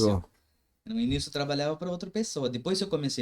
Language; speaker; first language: Portuguese; non-native, learner; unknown